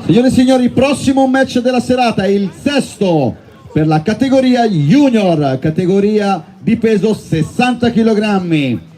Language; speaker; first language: Italian; native; Italian